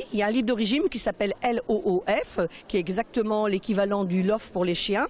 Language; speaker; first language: French; native; French